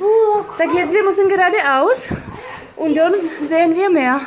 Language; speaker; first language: German; non-native, learner; Czech